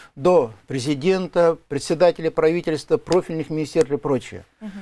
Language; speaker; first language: Russian; native; Russian